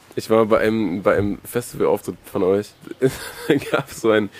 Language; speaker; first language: German; early bilingual, other home language; Spanish